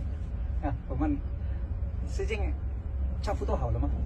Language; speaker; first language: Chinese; non-native, learner; Indonesian